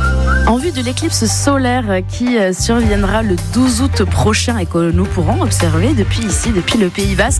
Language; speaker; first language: French; native; French